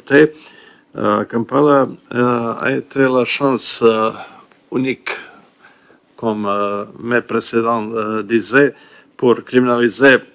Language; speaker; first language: French; non-native, learner; Bosnian